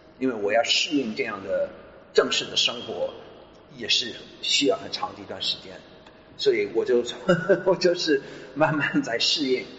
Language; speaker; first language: Chinese; non-native, fluent; English